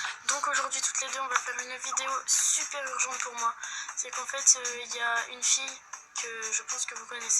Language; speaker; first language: French; native; French